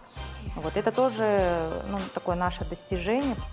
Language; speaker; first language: Russian; native; Russian